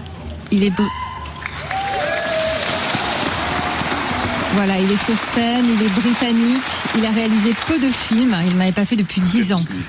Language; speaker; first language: French; native; French